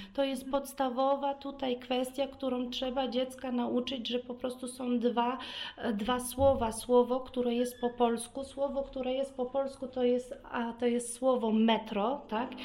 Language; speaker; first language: Polish; early bilingual, heritage; Polish